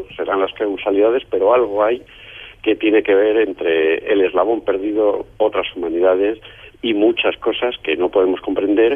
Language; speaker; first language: Spanish; native; Spanish